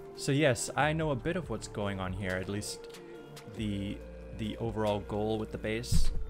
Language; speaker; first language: English; native; English